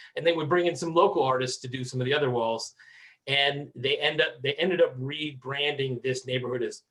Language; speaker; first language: English; native; English